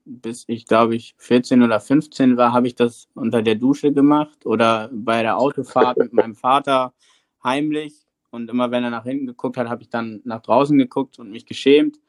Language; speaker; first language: German; native; German